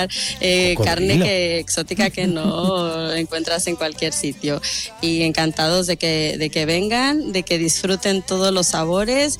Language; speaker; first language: Spanish; native; Spanish